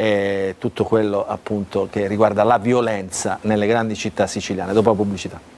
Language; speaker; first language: Italian; native; Italian